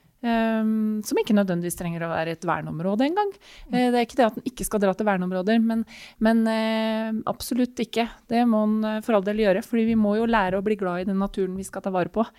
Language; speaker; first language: Norwegian; native; Norwegian